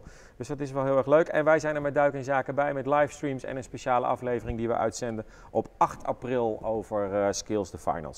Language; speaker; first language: Dutch; native; Dutch